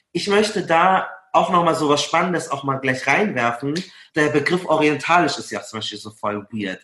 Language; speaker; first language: German; early bilingual, other home language; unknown